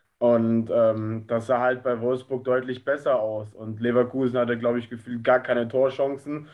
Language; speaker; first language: German; native; German